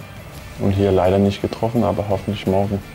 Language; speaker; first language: German; non-native, fluent; Danish